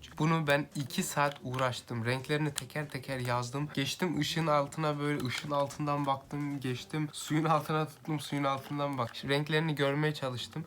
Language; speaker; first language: Turkish; native; Turkish